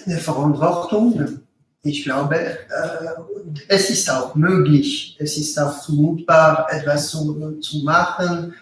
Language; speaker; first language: German; non-native, local second language; French